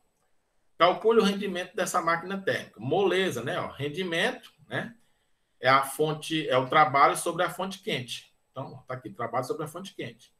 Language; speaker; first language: Portuguese; native; Portuguese